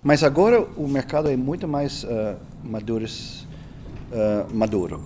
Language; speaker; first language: Spanish; non-native, learner; English